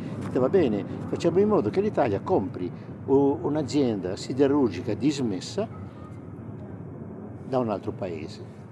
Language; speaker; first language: Italian; native; Italian